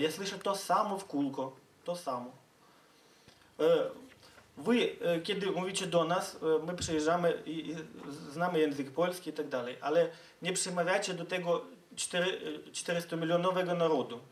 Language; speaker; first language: Polish; non-native, fluent; Ukrainian